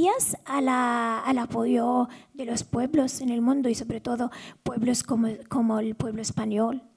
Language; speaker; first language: Spanish; non-native, fluent; Arabic